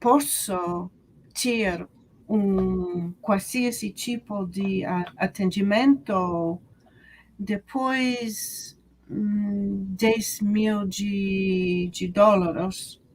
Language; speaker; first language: Portuguese; non-native, learner; English